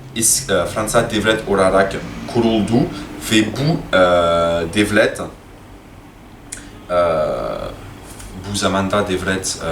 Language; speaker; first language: Turkish; non-native, learner; French